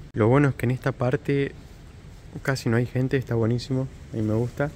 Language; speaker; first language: Spanish; native; Spanish